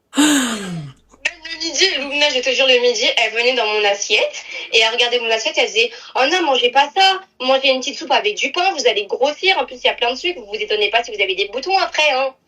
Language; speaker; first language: French; native; French